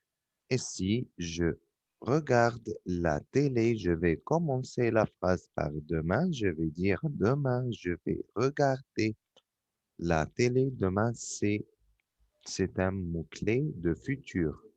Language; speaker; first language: French; non-native, fluent; Arabic